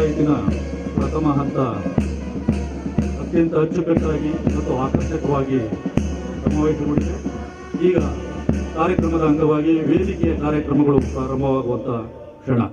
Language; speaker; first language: Kannada; native; Kannada